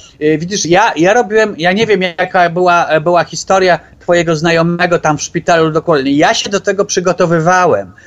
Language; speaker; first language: Polish; native; Polish